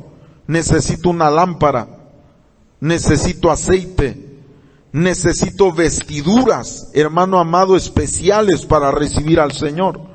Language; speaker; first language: Spanish; native; Spanish